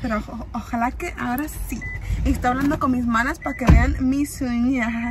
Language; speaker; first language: Spanish; early bilingual, heritage; Spanish